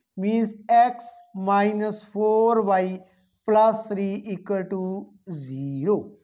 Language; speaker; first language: English; non-native, local second language; Punjabi